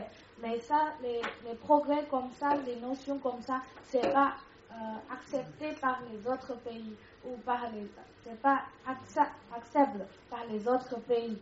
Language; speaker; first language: French; non-native, learner; Chinese